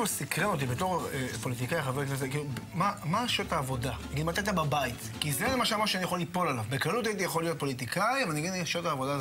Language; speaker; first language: Hebrew; native; Hebrew